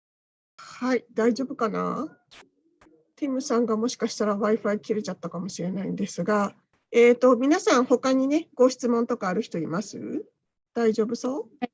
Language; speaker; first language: Japanese; native; Japanese